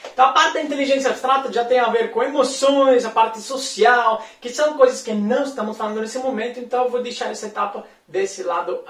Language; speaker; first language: Portuguese; non-native, fluent; Spanish